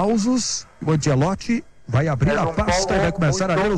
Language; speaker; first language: Portuguese; native; Portuguese